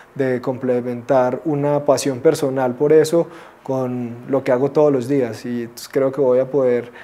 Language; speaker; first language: Spanish; native; Spanish